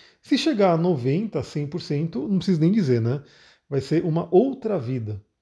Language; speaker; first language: Portuguese; native; Portuguese